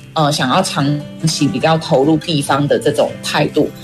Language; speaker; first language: Chinese; non-native, local second language; Min Nan Chinese